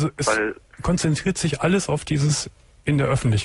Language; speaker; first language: German; native; German